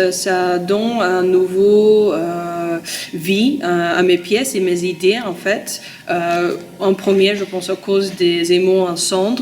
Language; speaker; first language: French; non-native, learner; Russian